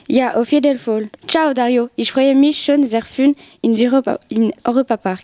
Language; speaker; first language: German; non-native, learner; French